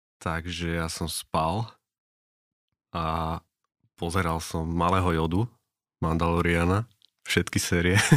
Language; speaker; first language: Slovak; native; Slovak